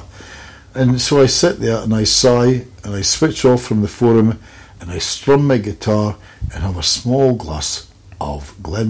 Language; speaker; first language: English; native; English